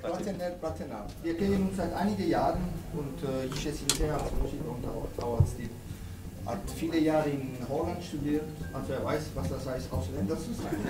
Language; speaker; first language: German; non-native, fluent; Italian